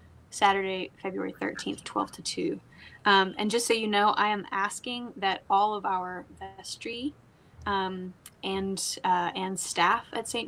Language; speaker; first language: English; native; English